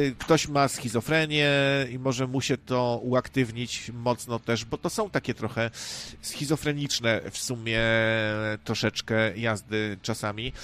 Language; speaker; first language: Polish; native; Polish